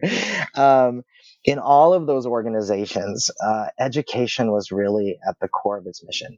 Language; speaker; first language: English; native; English